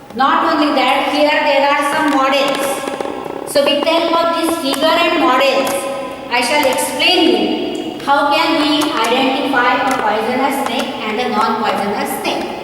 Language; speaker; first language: English; non-native, local second language; Marathi